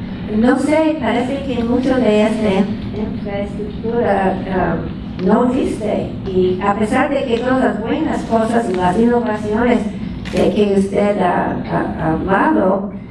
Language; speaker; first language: Spanish; non-native, fluent; English